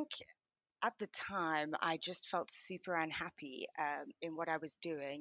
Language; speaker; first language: English; native; English